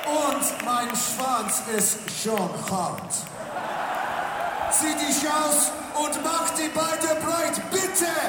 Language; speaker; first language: German; non-native, learner; English